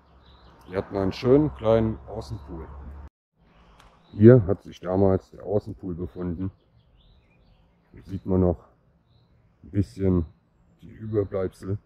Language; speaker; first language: German; native; German